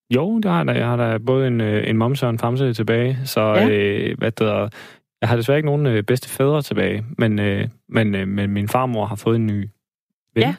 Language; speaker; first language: Danish; native; Danish